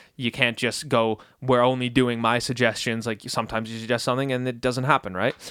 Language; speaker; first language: English; early bilingual, other home language; Dutch